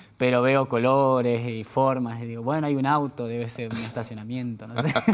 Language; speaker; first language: Spanish; native; Spanish